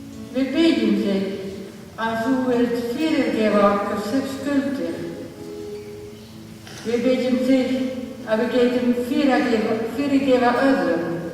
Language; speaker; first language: Icelandic; non-native, learner; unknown